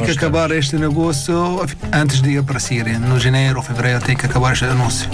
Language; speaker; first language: Portuguese; non-native, learner; Arabic